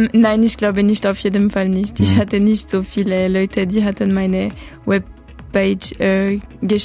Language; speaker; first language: German; non-native, local second language; French